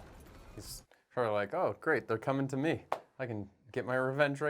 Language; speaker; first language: English; native; English